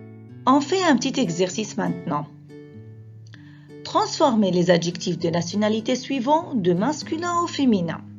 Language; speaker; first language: French; non-native, fluent; Arabic